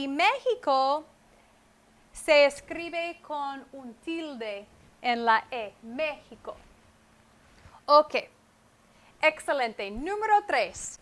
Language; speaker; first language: Spanish; non-native, fluent; English